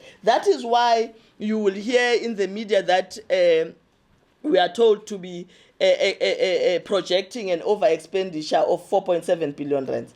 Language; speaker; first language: English; non-native, local second language; Zulu